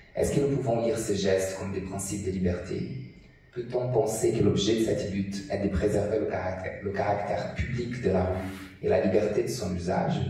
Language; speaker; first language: French; non-native, fluent; Portuguese